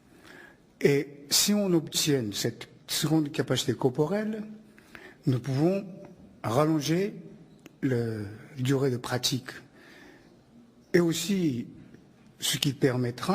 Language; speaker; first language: French; non-native, fluent; Japanese